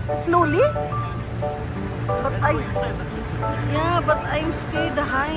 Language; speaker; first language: English; non-native, local second language; Filipino